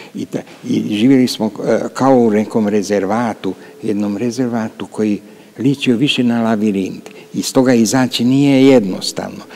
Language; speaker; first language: Croatian; non-native, local second language; Hungarian